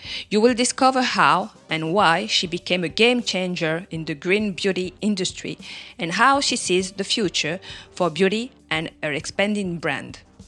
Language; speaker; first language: English; non-native, fluent; French